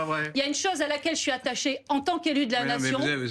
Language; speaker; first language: French; native; French